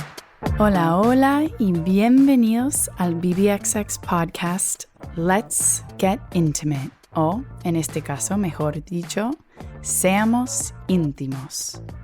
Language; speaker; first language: Spanish; early bilingual, heritage; English